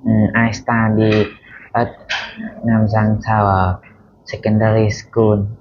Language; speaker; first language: English; non-native, learner; Vietnamese